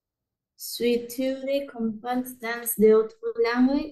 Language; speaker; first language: French; non-native, learner; Spanish